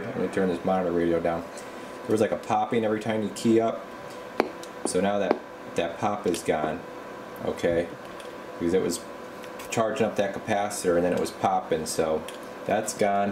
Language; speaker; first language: English; native; English